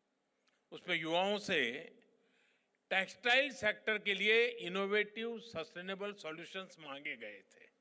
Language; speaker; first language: Hindi; non-native, local second language; Gujarati